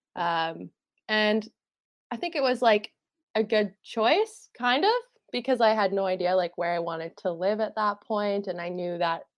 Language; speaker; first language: English; native; English